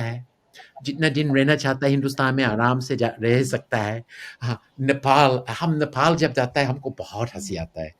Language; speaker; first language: Hindi; non-native, fluent; English